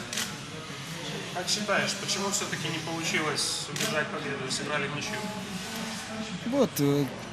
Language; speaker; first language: Russian; native; Russian